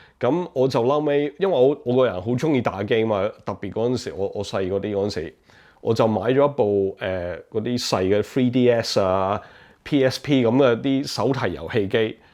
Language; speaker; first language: Cantonese; early bilingual, heritage; Cantonese